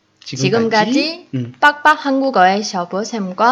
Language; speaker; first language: Korean; non-native, fluent; Chinese